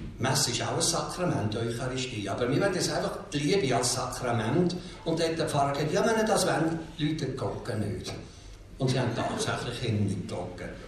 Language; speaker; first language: German; native; German